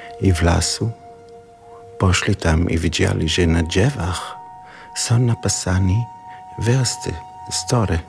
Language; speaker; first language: Polish; non-native, learner; Hebrew